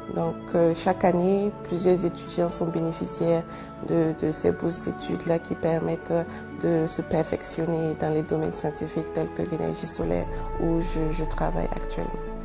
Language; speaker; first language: French; non-native, local second language; Mossi